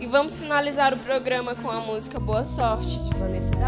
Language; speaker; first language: Portuguese; native; Portuguese